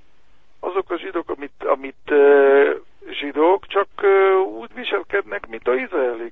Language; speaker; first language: Hungarian; non-native, learner; Hebrew